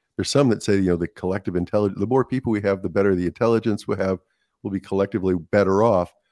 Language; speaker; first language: English; native; English